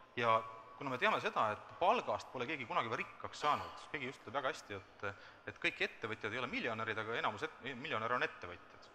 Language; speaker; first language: Estonian; native; Estonian